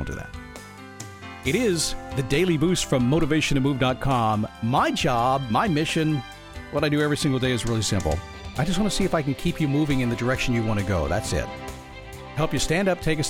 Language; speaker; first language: English; native; English